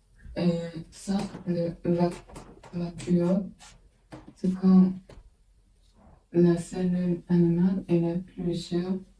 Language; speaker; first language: French; non-native, learner; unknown